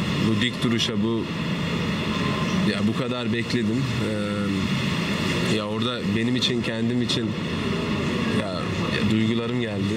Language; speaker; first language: Turkish; early bilingual, heritage; Turkish